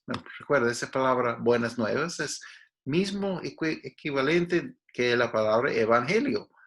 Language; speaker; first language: Spanish; non-native, fluent; English